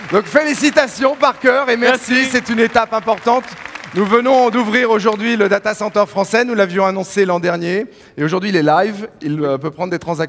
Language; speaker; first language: French; native; French